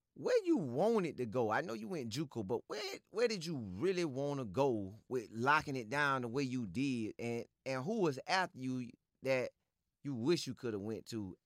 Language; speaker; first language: English; native; English